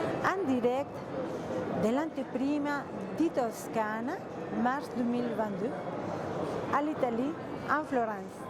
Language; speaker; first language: French; non-native, fluent; Spanish